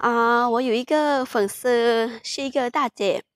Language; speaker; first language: Chinese; non-native, fluent; Lao